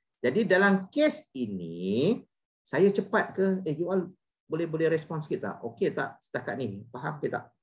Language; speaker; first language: Malay; native; Malay